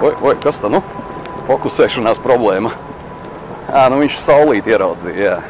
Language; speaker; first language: Latvian; native; Latvian